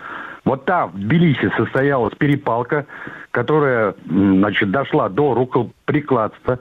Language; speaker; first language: Russian; native; Russian